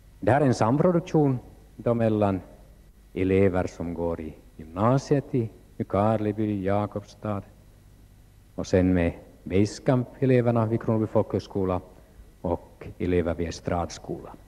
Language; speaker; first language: Swedish; native; Swedish